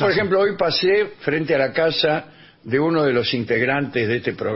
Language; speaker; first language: Spanish; native; Spanish